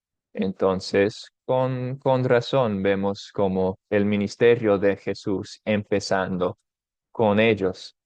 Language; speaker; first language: Spanish; non-native, fluent; English